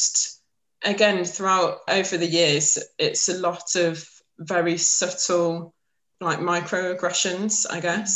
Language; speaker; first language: English; native; English